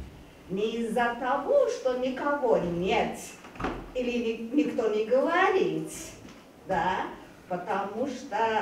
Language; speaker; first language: Russian; non-native, learner; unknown